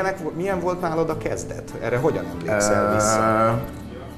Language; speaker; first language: Hungarian; native; Hungarian